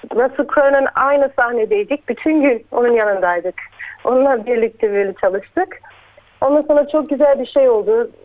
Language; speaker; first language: Turkish; early bilingual, heritage; Turkish